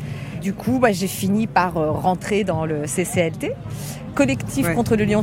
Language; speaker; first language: French; native; French